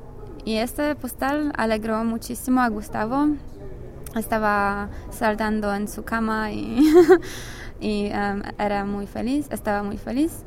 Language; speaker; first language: Spanish; non-native, learner; English